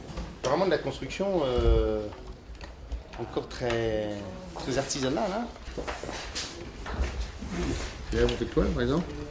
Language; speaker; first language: French; native; French